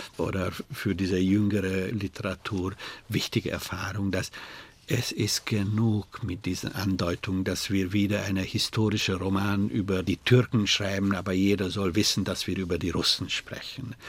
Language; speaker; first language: German; non-native, fluent; Hungarian